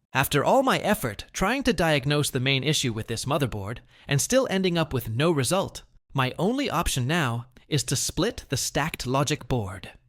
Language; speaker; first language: English; non-native, local second language; Filipino